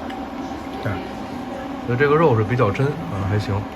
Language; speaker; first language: Chinese; native; Chinese